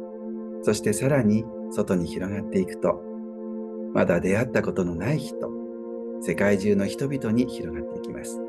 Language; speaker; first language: Japanese; native; Japanese